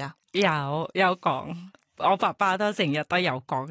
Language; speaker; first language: Cantonese; non-native, learner; Thai